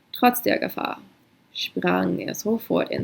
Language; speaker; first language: German; non-native, fluent; English